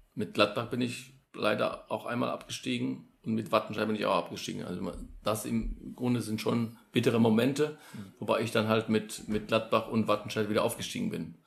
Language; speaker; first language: German; early bilingual, other home language; Polish